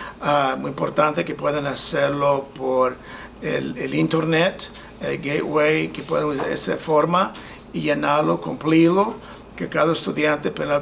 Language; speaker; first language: Spanish; non-native, fluent; English